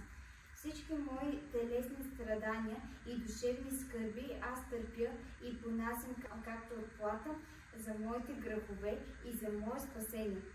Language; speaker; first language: Bulgarian; native; Bulgarian